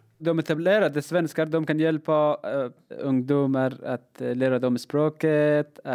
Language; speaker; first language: Swedish; non-native, learner; Persian